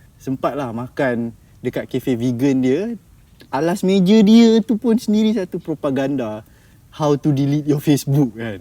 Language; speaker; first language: Malay; native; Malay